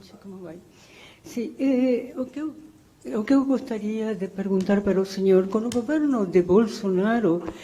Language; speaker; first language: Portuguese; non-native, fluent; Spanish